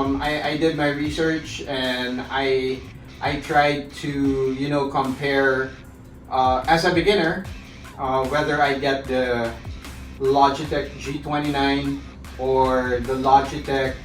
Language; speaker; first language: English; non-native, local second language; Filipino